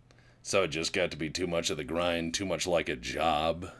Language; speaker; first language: English; native; English